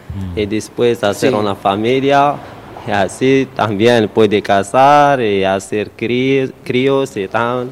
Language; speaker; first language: Spanish; non-native, learner; Arabic